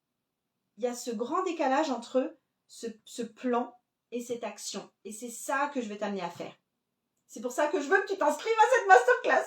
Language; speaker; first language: French; native; French